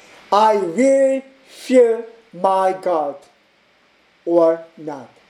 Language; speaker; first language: English; non-native, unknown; Korean